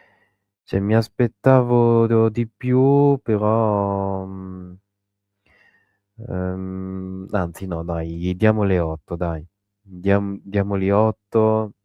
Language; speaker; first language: Italian; native; Italian